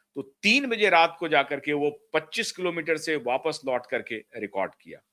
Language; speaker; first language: Hindi; native; Hindi